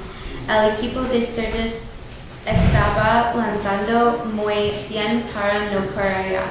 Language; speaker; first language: Spanish; non-native, learner; English